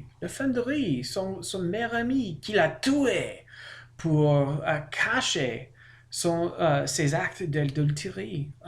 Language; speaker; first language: French; non-native, learner; English